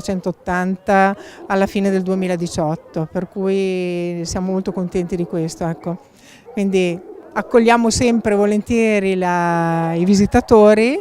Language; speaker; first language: Italian; native; Italian